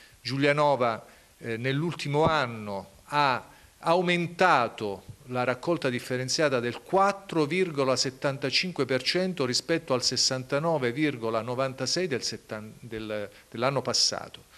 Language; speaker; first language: Italian; native; Italian